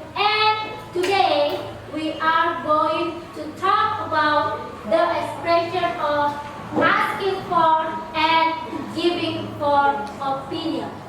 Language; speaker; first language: English; non-native, fluent; Indonesian